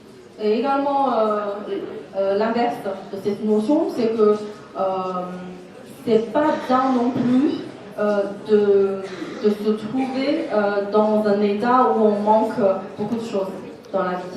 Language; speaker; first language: French; non-native, fluent; Chinese